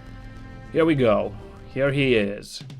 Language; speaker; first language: English; native; English